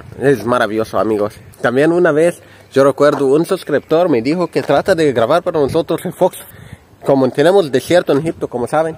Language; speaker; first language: Spanish; non-native, fluent; Arabic